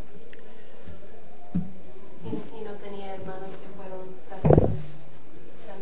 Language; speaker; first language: Spanish; early bilingual, heritage; Spanish